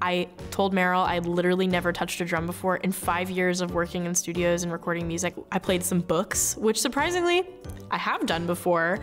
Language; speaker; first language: English; native; English